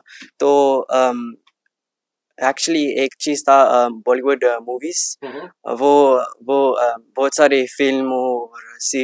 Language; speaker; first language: Hindi; early bilingual, heritage; English